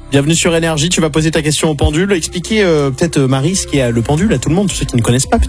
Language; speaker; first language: French; native; French